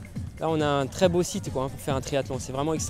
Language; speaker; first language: French; native; French